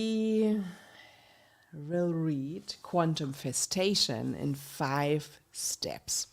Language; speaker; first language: English; non-native, fluent; German